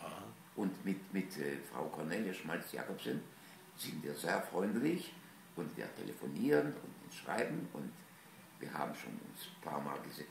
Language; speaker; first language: German; non-native, fluent; Polish